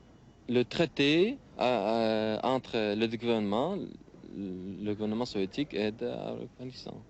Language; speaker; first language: French; non-native, learner; Uzbek